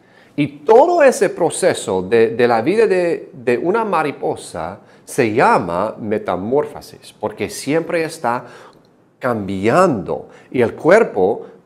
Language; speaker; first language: Spanish; non-native, fluent; English